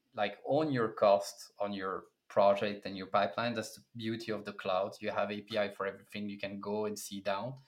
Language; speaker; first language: English; non-native, fluent; French